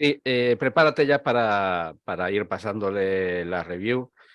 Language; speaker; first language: Spanish; native; Spanish